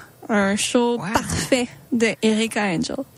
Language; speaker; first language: French; native; French